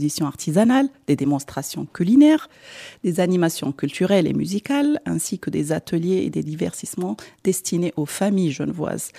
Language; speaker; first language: French; non-native, local second language; Arabic